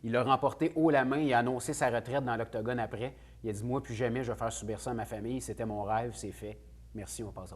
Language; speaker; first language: French; native; French